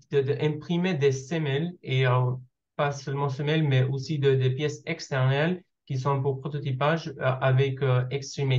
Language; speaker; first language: French; non-native, learner; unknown